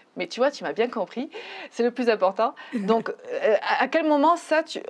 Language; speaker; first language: French; native; French